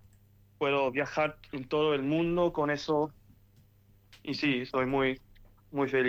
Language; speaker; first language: Spanish; early bilingual, heritage; English